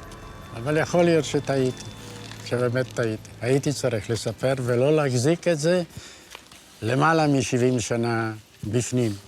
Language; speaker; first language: Hebrew; non-native, fluent; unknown